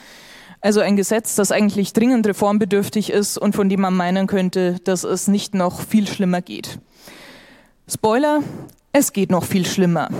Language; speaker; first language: German; native; German